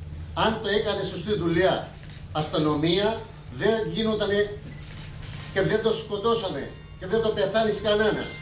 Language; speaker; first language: Greek; non-native, learner; Urdu